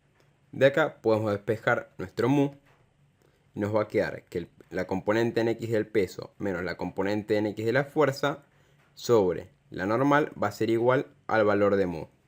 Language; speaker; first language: Spanish; native; Spanish